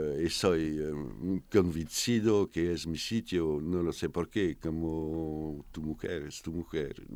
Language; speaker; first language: Spanish; non-native, fluent; French